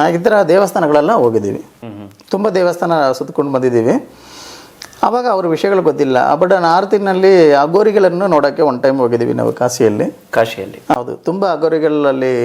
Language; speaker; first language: Kannada; non-native, local second language; Tamil